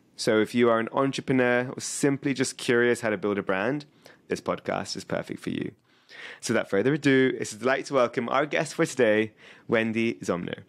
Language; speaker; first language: English; native; English